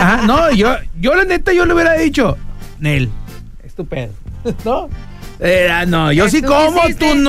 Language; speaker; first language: Spanish; native; Spanish